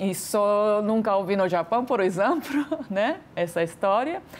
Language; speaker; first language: Portuguese; non-native, fluent; Japanese